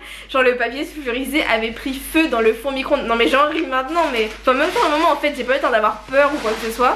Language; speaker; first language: French; native; French